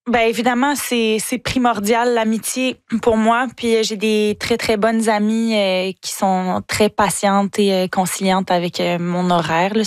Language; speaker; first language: French; native; French